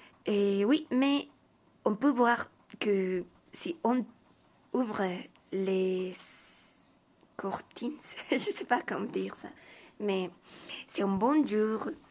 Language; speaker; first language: French; non-native, learner; Spanish